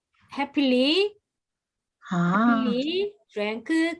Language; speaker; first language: English; non-native, fluent; Korean